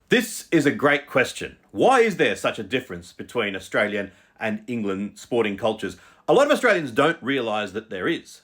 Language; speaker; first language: English; native; English